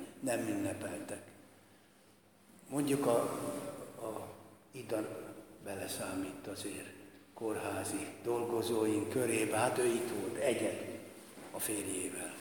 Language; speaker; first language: Hungarian; native; Hungarian